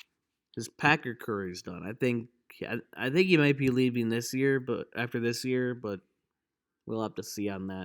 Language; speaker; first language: English; native; English